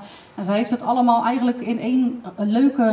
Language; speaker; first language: Dutch; native; Dutch